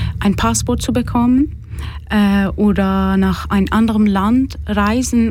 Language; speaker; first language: German; non-native, fluent; Persian